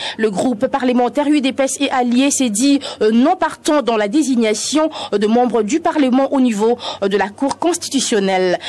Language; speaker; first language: French; non-native, local second language; Lingala